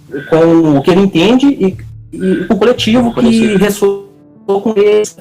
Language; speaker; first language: Portuguese; native; Portuguese